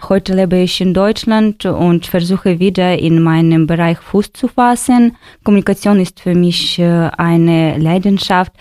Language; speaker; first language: German; non-native, learner; Ukrainian